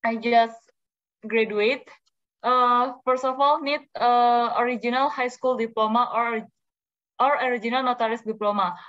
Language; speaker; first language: English; non-native, learner; Indonesian